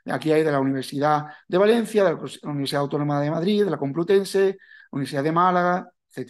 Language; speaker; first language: Spanish; native; Spanish